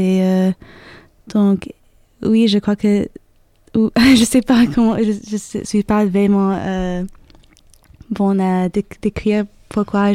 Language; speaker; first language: French; non-native, learner; English